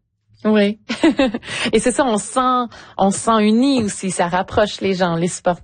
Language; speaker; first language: French; native; French